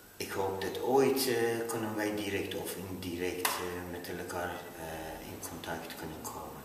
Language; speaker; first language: Dutch; non-native, learner; Persian